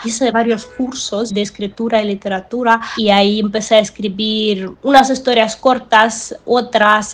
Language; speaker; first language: Spanish; non-native, fluent; Russian